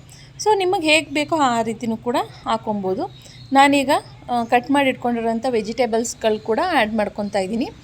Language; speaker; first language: Kannada; native; Kannada